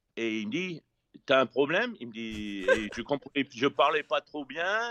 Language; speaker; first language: French; non-native, fluent; English